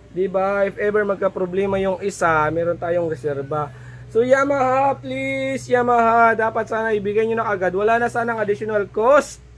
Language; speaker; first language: Filipino; non-native, local second language; Waray